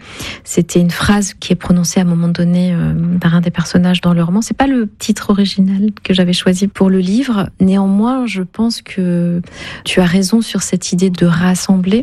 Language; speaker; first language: French; non-native, local second language; Kinyarwanda